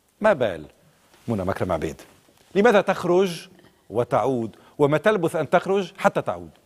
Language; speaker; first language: Arabic; native; Arabic